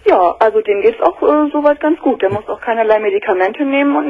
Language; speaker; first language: German; native; German